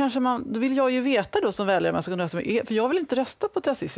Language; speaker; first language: Swedish; native; Swedish